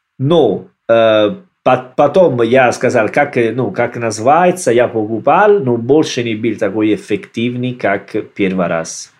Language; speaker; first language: Russian; non-native, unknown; Italian